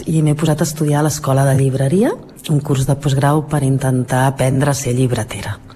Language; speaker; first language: Catalan; native; Catalan